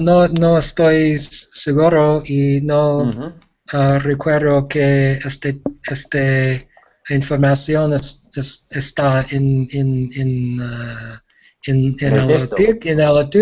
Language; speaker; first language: Spanish; non-native, learner; English